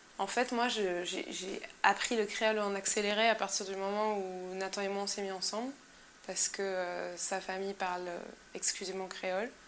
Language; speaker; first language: French; native; French